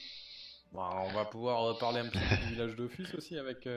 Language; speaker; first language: French; native; French